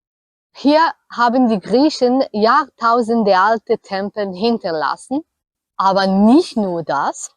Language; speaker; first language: German; non-native, fluent; Spanish